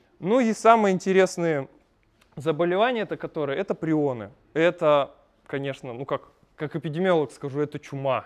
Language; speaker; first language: Russian; native; Russian